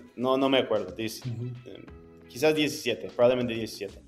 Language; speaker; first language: Spanish; non-native, fluent; English